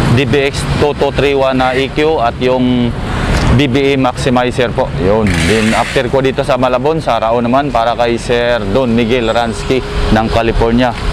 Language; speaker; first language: Filipino; non-native, local second language; Cebuano